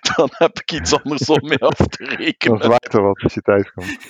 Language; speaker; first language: Dutch; native; Dutch